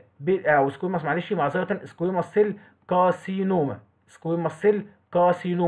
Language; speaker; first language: Arabic; native; Arabic